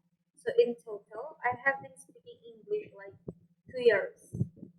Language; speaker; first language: English; non-native, fluent; Indonesian